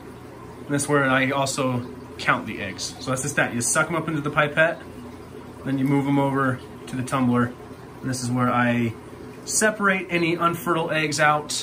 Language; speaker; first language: English; native; English